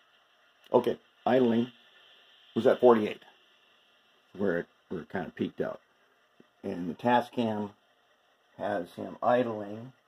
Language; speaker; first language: English; native; English